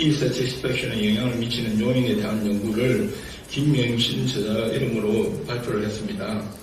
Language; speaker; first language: Korean; native; Korean